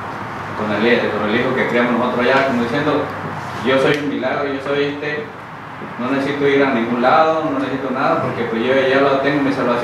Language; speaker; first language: Spanish; native; Spanish